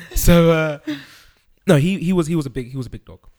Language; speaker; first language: English; native; English